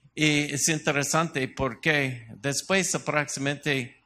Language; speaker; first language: Spanish; non-native, learner; English